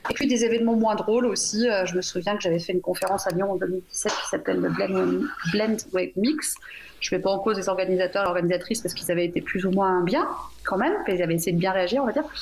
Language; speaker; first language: French; native; French